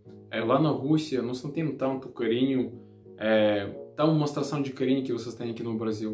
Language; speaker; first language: Portuguese; non-native, learner; Russian